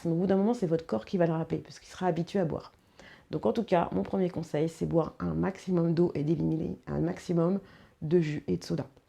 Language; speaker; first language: French; native; French